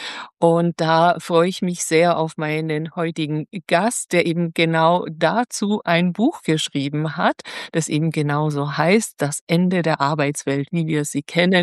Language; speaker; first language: German; native; German